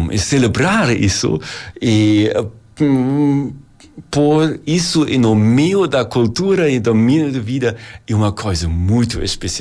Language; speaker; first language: Portuguese; non-native, learner; German